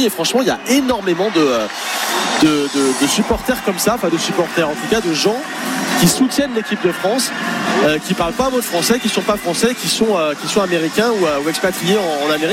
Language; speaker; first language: French; native; French